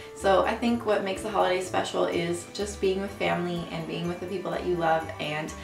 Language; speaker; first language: English; native; English